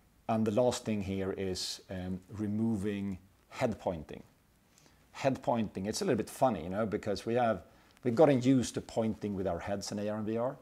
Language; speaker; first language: English; non-native, fluent; Swedish